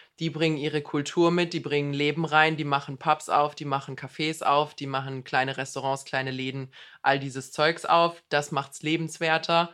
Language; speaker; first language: German; native; German